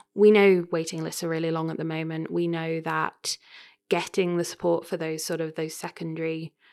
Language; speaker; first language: English; native; English